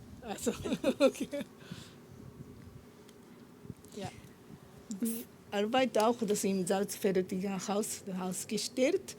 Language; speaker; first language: German; non-native, learner; Japanese